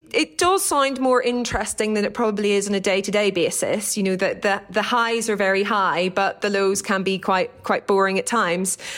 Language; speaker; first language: English; native; English